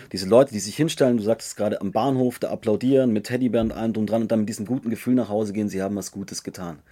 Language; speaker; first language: German; native; German